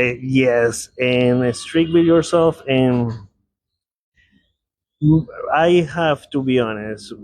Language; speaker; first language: English; non-native, learner; Spanish